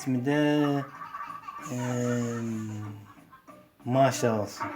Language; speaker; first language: Turkish; native; Turkish